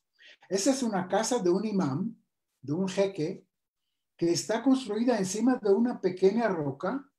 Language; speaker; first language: Spanish; non-native, fluent; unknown